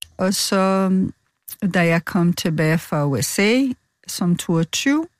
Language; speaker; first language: Danish; non-native, fluent; Portuguese